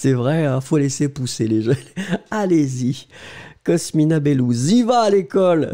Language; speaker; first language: French; native; French